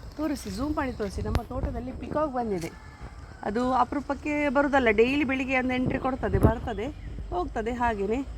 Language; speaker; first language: Kannada; non-native, local second language; Tulu